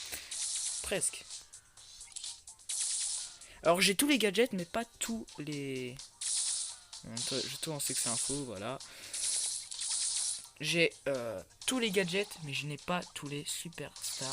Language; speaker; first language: French; native; French